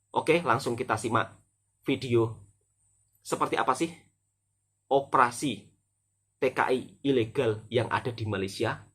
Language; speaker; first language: Indonesian; native; Indonesian